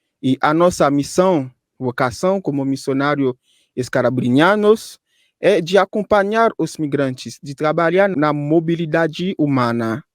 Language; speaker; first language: Portuguese; non-native, fluent; Haitian Creole